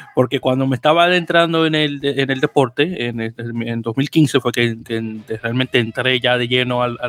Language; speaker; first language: Spanish; native; Spanish